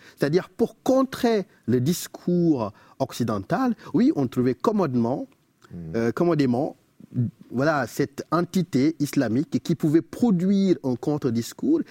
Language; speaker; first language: French; non-native, local second language; Wolof